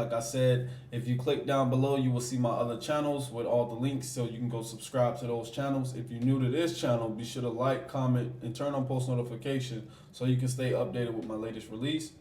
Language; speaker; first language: English; native; English